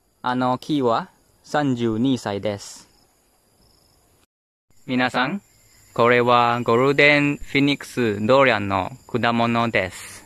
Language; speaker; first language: Japanese; non-native, learner; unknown